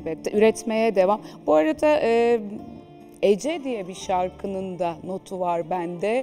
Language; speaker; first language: Turkish; native; Turkish